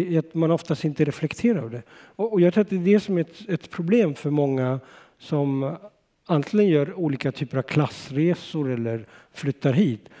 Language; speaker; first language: Swedish; early bilingual, other home language; Urdu